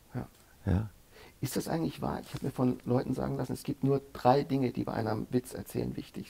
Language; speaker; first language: German; native; German